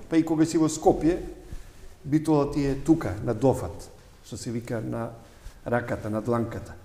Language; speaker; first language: Macedonian; native; Macedonian